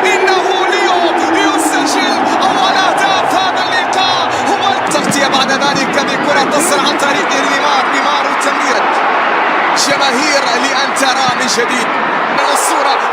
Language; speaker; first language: Arabic; native; Arabic